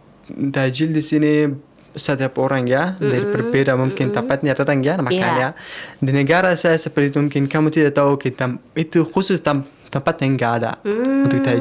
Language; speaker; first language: Indonesian; non-native, learner; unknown